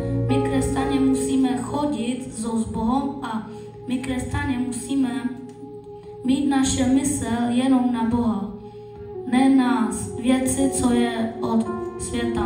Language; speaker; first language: Czech; non-native, local second language; Slovak